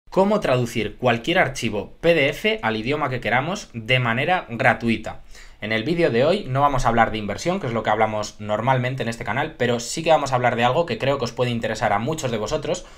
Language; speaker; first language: Spanish; native; Spanish